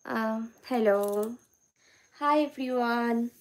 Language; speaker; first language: Hindi; non-native, local second language; Bangla